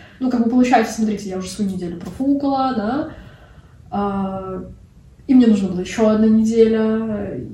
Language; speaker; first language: Russian; non-native, local second language; Belarusian